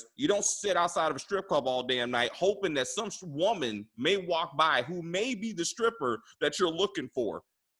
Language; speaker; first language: English; native; English